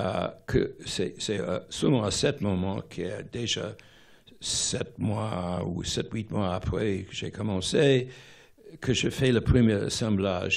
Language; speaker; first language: French; non-native, fluent; English